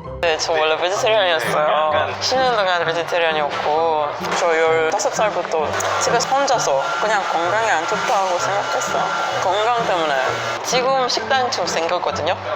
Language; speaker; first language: Korean; non-native, fluent; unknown